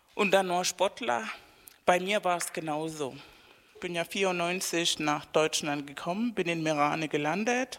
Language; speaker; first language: German; non-native, fluent; Spanish